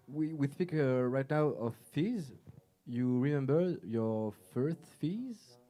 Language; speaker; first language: English; non-native, learner; French